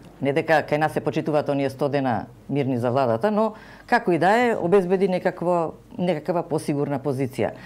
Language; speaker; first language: Macedonian; non-native, local second language; Serbian